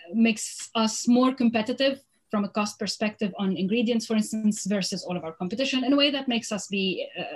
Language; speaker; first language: English; non-native, fluent; Arabic